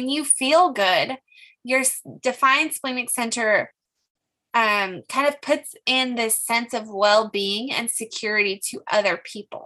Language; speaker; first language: English; native; English